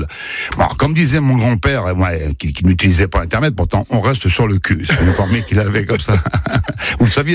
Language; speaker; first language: French; native; French